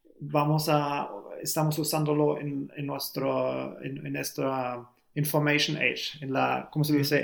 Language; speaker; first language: Spanish; non-native, learner; German